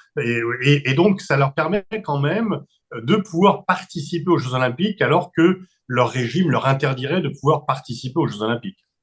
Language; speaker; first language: French; native; French